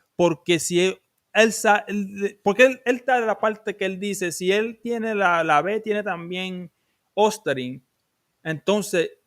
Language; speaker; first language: Spanish; early bilingual, other home language; English